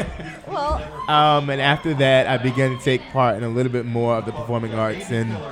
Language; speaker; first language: English; native; English